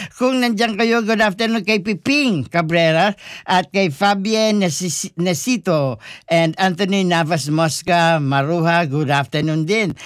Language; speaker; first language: Filipino; non-native, local second language; Bikol